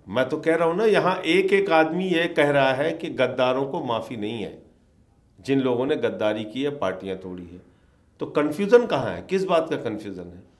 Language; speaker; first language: Hindi; native; Hindi